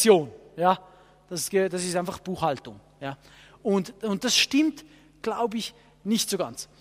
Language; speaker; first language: German; non-native, fluent; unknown